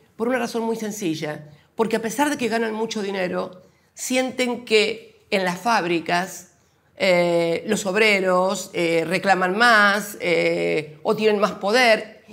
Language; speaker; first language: Spanish; native; Spanish